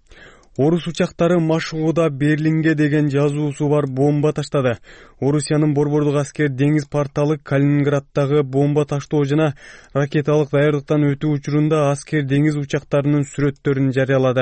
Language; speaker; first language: Kyrgyz; native; Kyrgyz